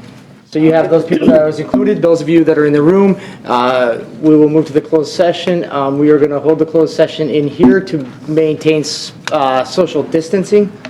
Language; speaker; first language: English; native; English